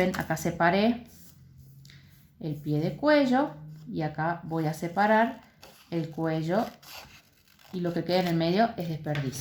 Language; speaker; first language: Spanish; native; Spanish